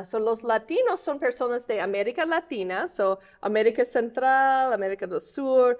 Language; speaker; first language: Spanish; non-native, fluent; English